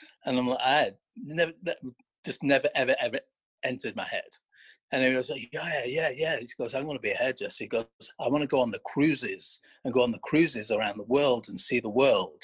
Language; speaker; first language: English; native; English